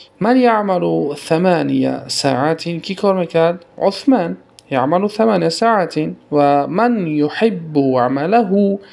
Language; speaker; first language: Arabic; non-native, fluent; Tajik